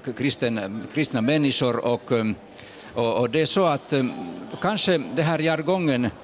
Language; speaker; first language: Swedish; non-native, fluent; Finnish